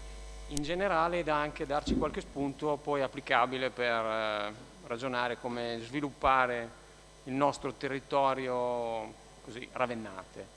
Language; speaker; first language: Italian; native; Italian